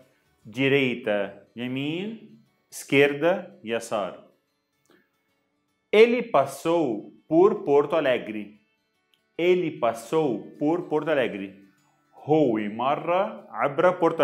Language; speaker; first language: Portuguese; non-native, fluent; Arabic